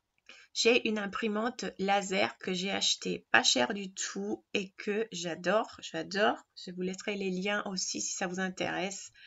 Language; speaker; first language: French; non-native, fluent; Spanish